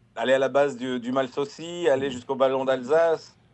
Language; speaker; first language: French; native; French